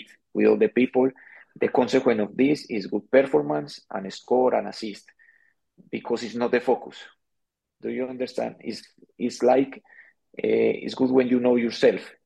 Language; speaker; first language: English; non-native, learner; Spanish